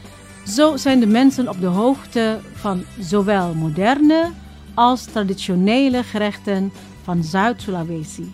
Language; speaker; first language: Dutch; non-native, fluent; Indonesian